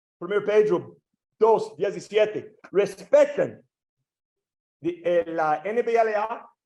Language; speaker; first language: Spanish; non-native, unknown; English